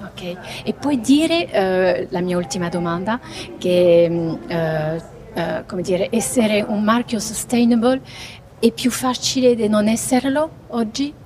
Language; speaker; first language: Italian; non-native, fluent; French